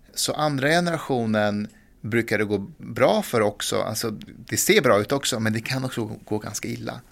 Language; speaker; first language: Swedish; early bilingual, other home language; Persian